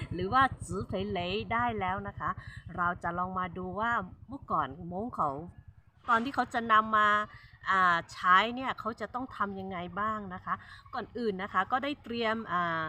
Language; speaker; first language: Thai; non-native, local second language; Hmong